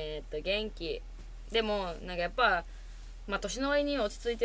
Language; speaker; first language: Japanese; native; Japanese